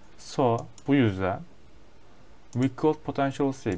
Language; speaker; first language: English; non-native, fluent; Turkish